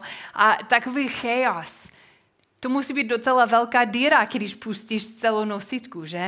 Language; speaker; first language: Czech; non-native, fluent; English